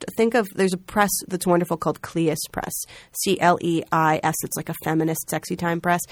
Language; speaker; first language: English; native; English